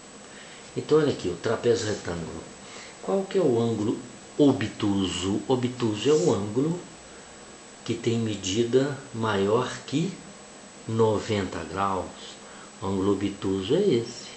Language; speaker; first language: Portuguese; native; Portuguese